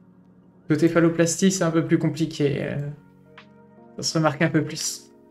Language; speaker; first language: French; native; French